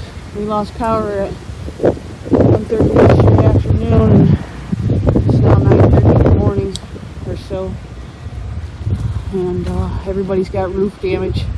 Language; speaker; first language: English; native; English